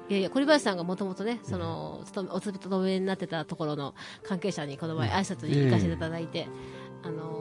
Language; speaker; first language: Japanese; native; Japanese